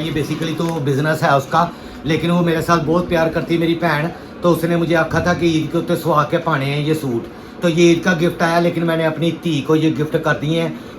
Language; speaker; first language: Urdu; non-native, local second language; Punjabi